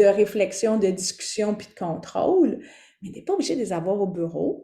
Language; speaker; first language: French; native; French